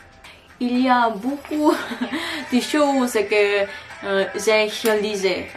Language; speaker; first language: French; non-native, learner; Korean